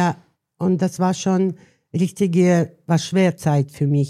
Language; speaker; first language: German; non-native, learner; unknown